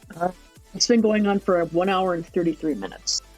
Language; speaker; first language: English; native; English